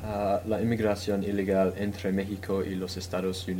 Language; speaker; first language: Spanish; non-native, fluent; English